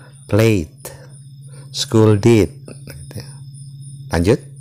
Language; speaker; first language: English; non-native, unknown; Indonesian